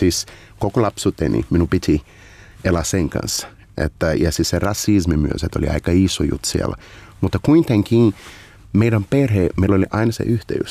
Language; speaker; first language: Finnish; non-native, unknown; Portuguese